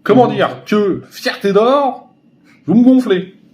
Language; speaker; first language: French; native; French